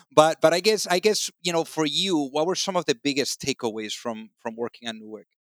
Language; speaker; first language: English; non-native, fluent; Spanish